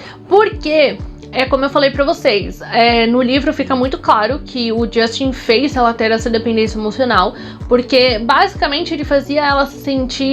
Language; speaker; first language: Portuguese; native; Portuguese